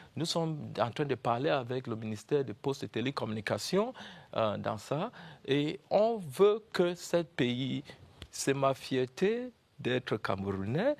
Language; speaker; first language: French; non-native, local second language; English